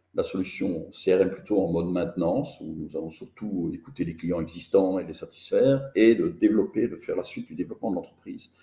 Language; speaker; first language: French; native; French